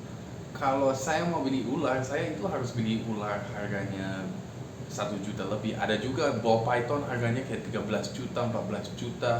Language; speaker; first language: Indonesian; non-native, fluent; English